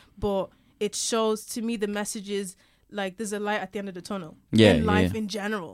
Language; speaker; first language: English; native; English